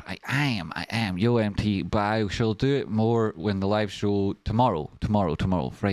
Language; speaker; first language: English; native; English